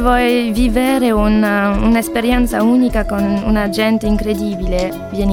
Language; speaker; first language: Italian; non-native, learner; French